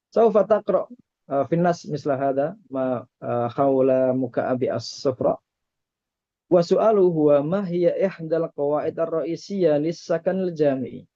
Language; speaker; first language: Arabic; non-native, fluent; Indonesian